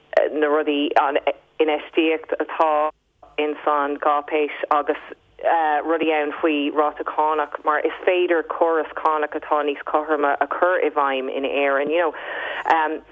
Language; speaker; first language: Irish; non-native, local second language; English